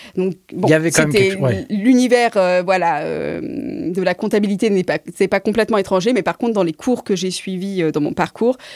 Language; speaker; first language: French; native; French